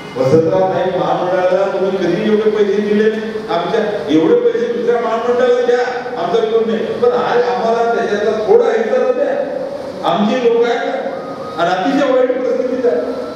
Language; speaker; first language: Marathi; non-native, local second language; Lambadi